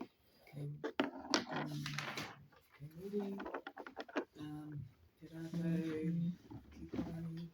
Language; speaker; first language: Māori; non-native, learner; English